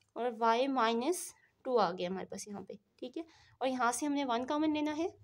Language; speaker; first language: Urdu; non-native, local second language; Punjabi